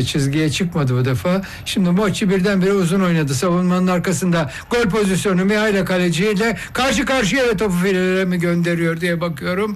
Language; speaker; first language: Turkish; native; Turkish